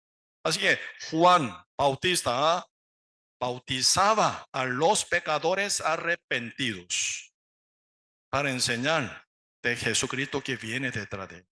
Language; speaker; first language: Spanish; non-native, learner; Korean